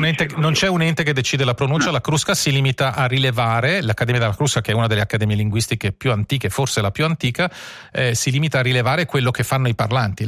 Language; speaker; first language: Italian; native; Italian